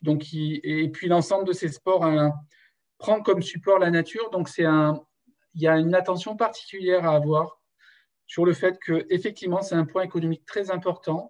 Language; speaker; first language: French; native; French